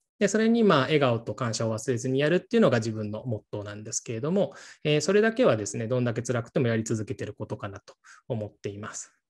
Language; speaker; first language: Japanese; native; Japanese